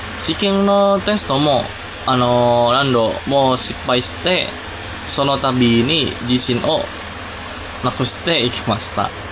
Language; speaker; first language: Japanese; non-native, learner; Indonesian